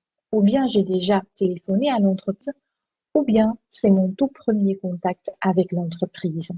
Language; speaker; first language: French; non-native, local second language; Dutch